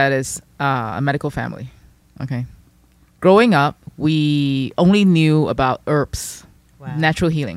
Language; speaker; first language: English; non-native, local second language; Chinese